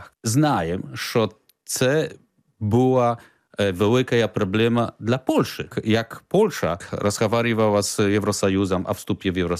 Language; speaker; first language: Ukrainian; non-native, learner; Polish